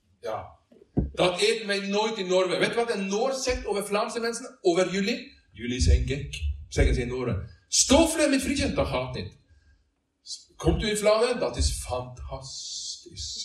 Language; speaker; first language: Dutch; non-native, learner; Norwegian